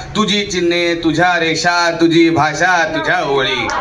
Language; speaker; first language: Marathi; non-native, local second language; Konkani